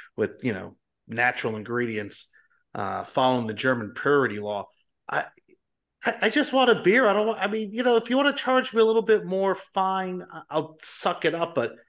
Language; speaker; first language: English; native; English